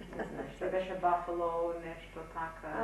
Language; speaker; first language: Macedonian; early bilingual, heritage; Macedonian